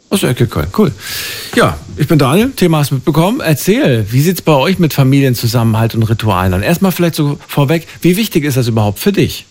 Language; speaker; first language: German; native; German